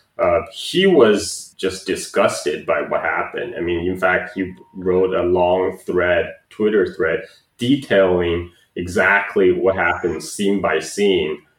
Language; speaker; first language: English; non-native, fluent; Chinese